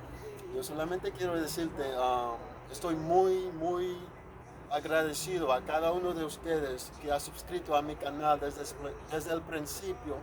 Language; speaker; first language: Spanish; non-native, fluent; Haitian Creole